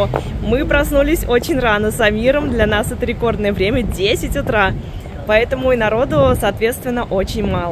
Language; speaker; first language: Russian; native; Russian